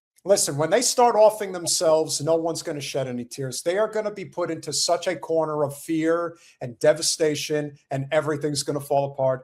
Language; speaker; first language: English; native; English